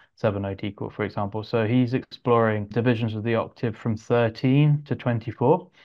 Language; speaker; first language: English; native; English